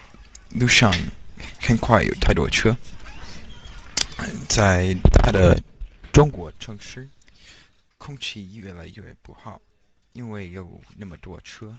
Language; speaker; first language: Chinese; non-native, learner; English